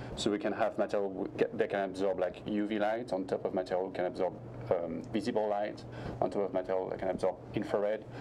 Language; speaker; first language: English; non-native, fluent; French